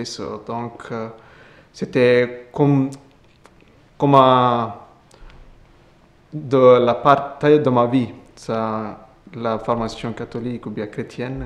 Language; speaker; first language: French; non-native, fluent; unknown